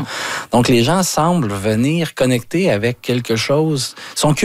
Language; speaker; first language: French; native; French